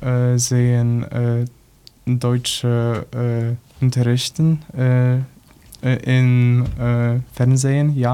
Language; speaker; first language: German; non-native, learner; Polish